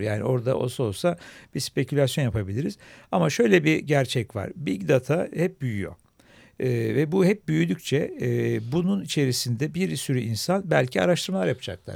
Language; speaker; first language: Turkish; native; Turkish